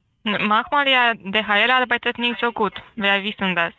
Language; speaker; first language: German; non-native, learner; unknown